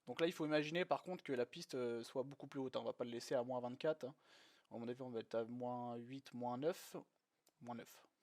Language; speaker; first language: French; native; French